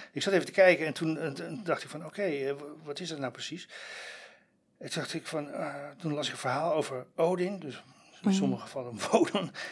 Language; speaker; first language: Dutch; native; Dutch